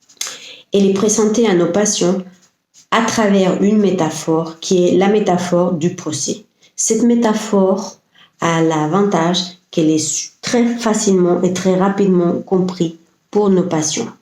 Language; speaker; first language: French; non-native, fluent; Spanish